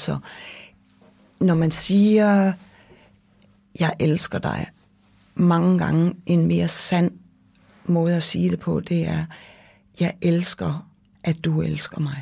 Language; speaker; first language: Danish; native; Danish